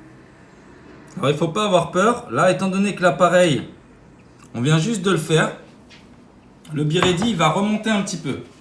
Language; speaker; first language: French; native; French